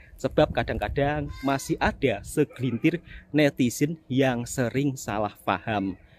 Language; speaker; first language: Indonesian; native; Indonesian